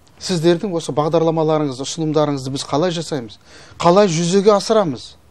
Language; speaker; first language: Kazakh; native; Kazakh